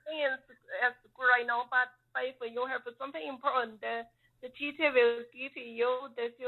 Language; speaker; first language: English; non-native, learner; Chinese